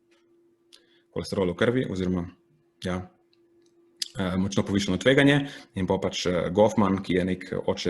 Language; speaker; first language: Slovenian; native; Slovenian